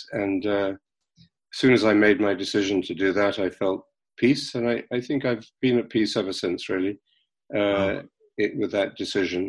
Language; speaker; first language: English; native; English